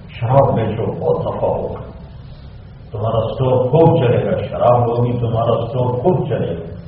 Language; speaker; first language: Urdu; non-native, local second language; Punjabi